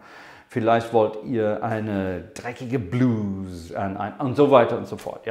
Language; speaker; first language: German; non-native, fluent; English